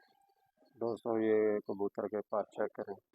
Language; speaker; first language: Hindi; non-native, local second language; Punjabi